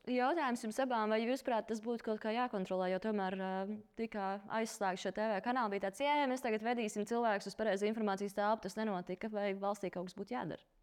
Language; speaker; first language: Latvian; native; Latvian